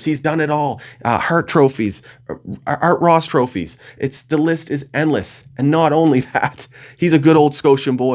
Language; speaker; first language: English; native; English